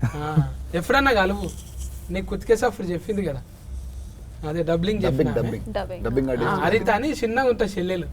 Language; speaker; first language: Telugu; native; Telugu